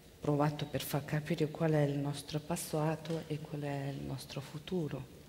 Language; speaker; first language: Italian; non-native, learner; Mongolian